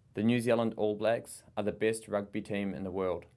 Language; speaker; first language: English; native; English